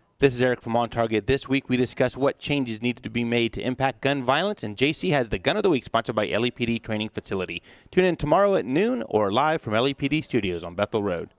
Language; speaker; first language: English; native; English